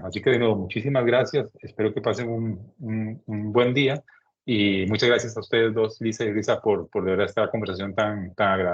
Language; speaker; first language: Spanish; native; Spanish